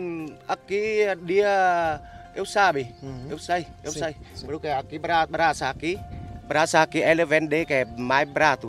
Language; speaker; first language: Portuguese; non-native, learner; Vietnamese